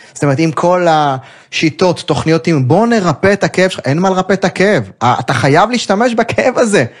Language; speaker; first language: Hebrew; native; Hebrew